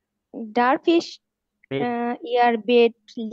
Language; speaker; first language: German; non-native, learner; Bangla